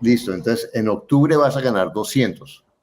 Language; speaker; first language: Spanish; native; Spanish